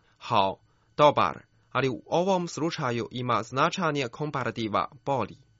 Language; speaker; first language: Croatian; non-native, fluent; Chinese